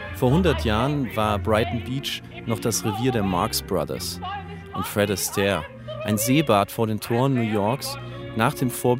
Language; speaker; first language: German; native; German